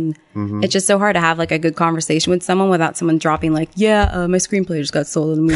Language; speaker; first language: English; native; English